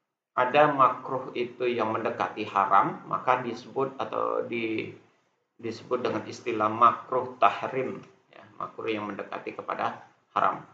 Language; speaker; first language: Indonesian; native; Indonesian